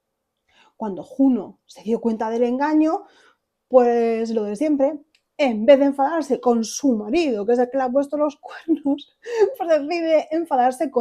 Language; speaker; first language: Spanish; native; Spanish